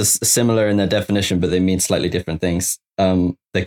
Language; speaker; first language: English; native; English